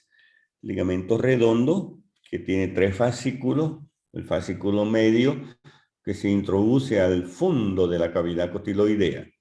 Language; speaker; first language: Spanish; native; Spanish